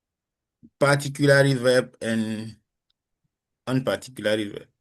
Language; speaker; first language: English; non-native, learner; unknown